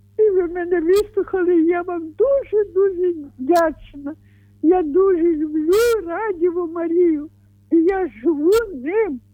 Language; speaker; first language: Ukrainian; native; Ukrainian